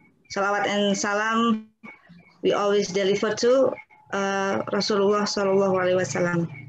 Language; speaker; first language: English; non-native, fluent; Indonesian